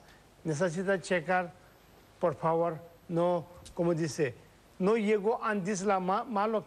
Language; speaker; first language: Spanish; non-native, learner; Tibetan